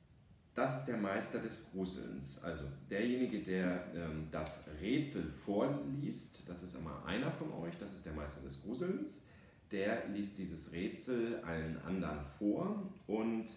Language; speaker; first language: German; native; German